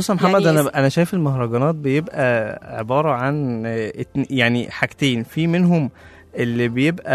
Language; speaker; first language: Arabic; native; Arabic